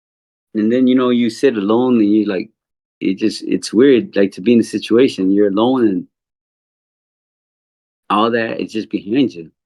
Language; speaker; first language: English; native; English